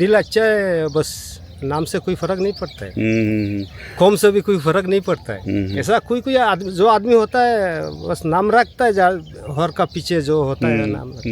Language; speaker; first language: Hindi; non-native, learner; Bangla